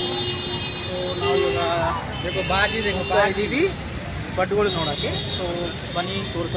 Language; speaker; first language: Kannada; early bilingual, heritage; Kannada